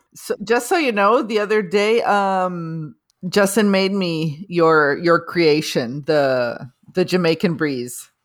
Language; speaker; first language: English; non-native, fluent; Portuguese